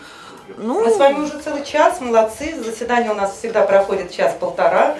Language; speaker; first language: Russian; native; Russian